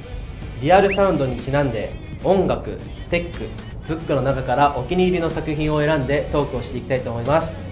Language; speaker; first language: Japanese; native; Japanese